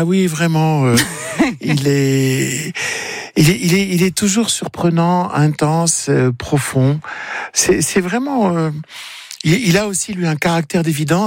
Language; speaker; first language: French; native; French